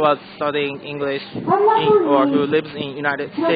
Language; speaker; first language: English; non-native, learner; Japanese